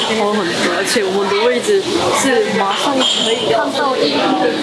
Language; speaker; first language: Chinese; non-native, fluent; Korean